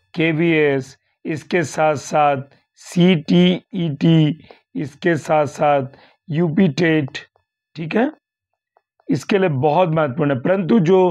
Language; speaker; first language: Hindi; native; Hindi